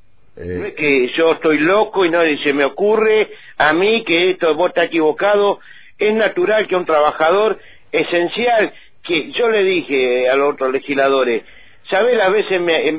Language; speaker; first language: Spanish; native; Spanish